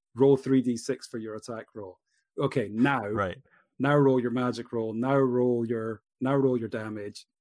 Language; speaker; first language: English; native; English